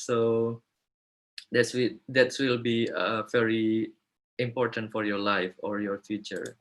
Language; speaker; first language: English; non-native, fluent; Indonesian